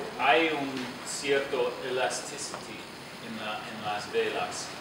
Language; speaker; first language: Spanish; non-native, learner; English